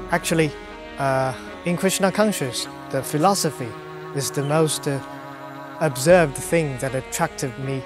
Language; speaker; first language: English; non-native, learner; Chinese